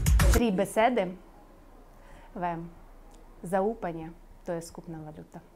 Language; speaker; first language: Slovenian; non-native, learner; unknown